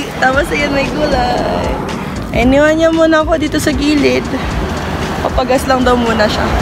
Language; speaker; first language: Filipino; native; Filipino